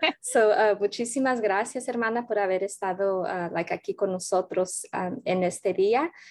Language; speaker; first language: Spanish; early bilingual, heritage; Spanish